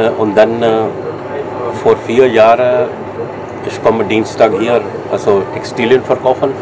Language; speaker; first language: German; non-native, learner; Hindi